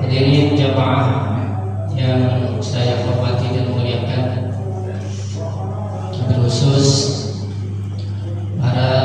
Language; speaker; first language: Indonesian; native; Indonesian